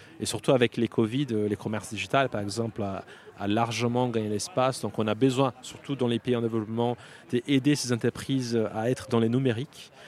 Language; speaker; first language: French; non-native, fluent; Portuguese